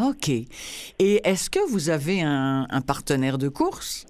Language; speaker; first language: French; native; French